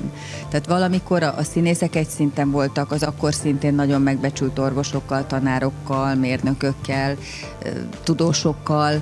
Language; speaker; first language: Hungarian; native; Hungarian